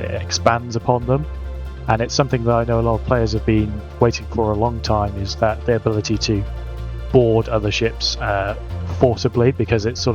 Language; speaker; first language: English; native; English